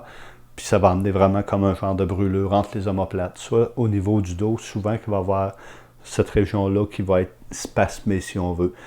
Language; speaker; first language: French; native; French